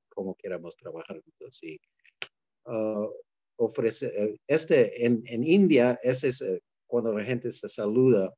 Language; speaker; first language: Spanish; non-native, fluent; English